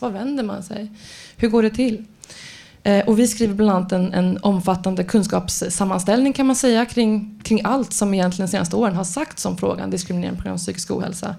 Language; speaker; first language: Swedish; native; Swedish